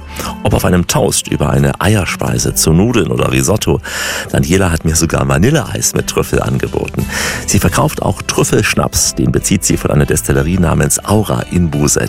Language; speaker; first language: German; native; German